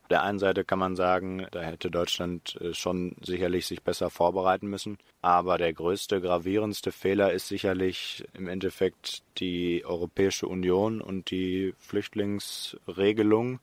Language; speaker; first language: German; native; German